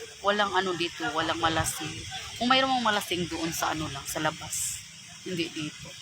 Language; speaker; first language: Filipino; non-native, local second language; Cebuano